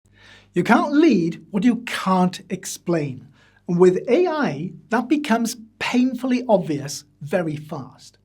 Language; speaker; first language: English; native; English